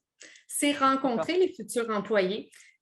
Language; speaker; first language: French; native; French